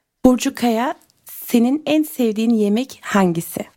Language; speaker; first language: Turkish; early bilingual, other home language; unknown